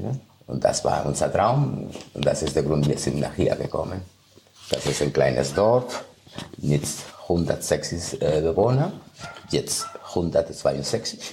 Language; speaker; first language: German; non-native, fluent; Spanish